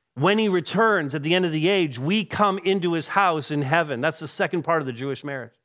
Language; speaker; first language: English; native; English